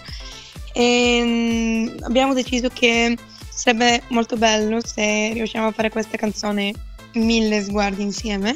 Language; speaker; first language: Italian; non-native, fluent; Bulgarian